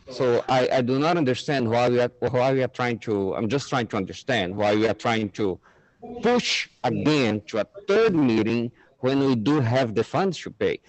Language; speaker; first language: English; non-native, fluent; Portuguese